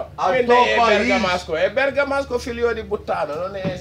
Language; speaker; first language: Italian; non-native, learner; Wolof